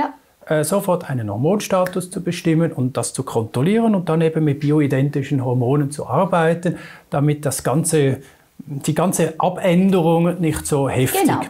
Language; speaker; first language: German; native; German